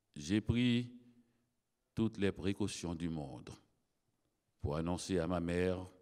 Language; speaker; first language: French; native; French